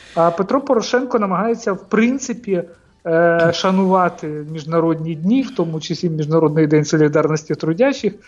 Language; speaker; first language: Ukrainian; native; Ukrainian